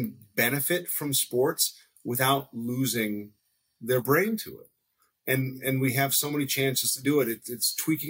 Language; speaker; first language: English; native; English